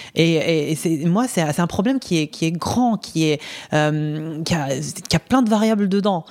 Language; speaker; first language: French; non-native, local second language; Arabic